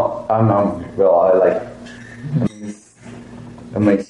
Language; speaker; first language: English; non-native, learner; Spanish